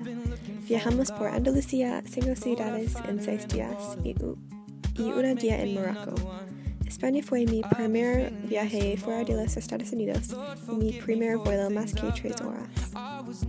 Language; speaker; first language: Spanish; non-native, learner; English